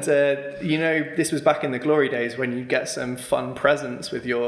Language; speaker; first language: English; native; English